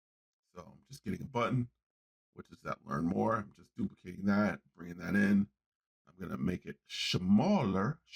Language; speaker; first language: English; native; English